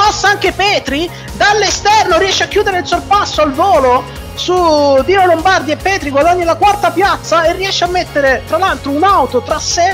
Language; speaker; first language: Italian; native; Italian